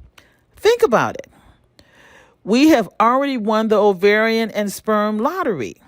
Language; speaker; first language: English; native; English